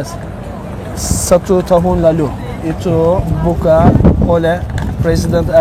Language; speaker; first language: Indonesian; non-native, learner; Turkish